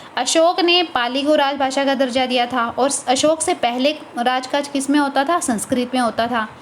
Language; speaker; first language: Hindi; native; Hindi